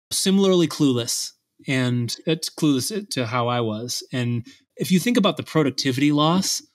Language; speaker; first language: English; native; English